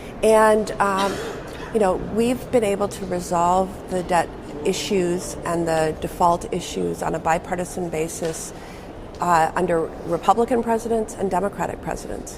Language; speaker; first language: English; native; English